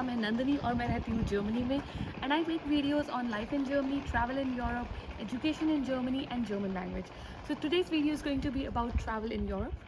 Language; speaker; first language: Hindi; native; Hindi